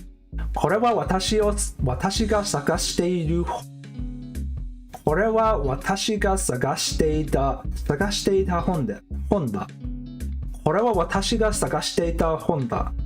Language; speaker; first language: Japanese; non-native, learner; English